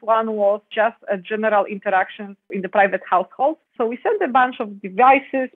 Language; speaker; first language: English; non-native, fluent; Polish